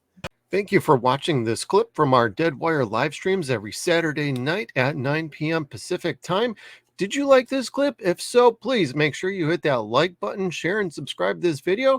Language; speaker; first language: English; native; English